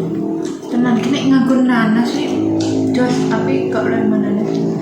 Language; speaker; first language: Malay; non-native, local second language; Javanese